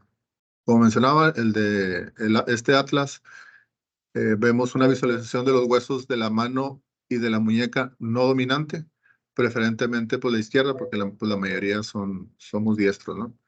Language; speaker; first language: Spanish; native; Spanish